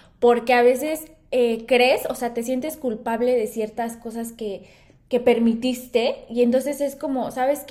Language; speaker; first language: Spanish; native; Spanish